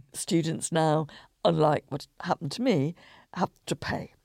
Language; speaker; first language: English; native; English